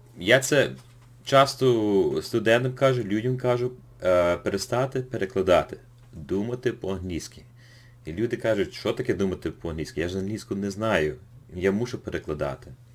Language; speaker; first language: Ukrainian; early bilingual, heritage; English